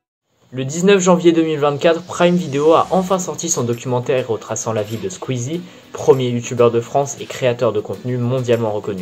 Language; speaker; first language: French; native; French